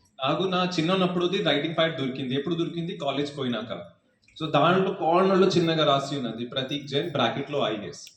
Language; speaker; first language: Telugu; non-native, fluent; Hindi